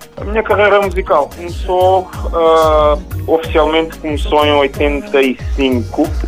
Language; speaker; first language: Portuguese; non-native, local second language; Kabuverdianu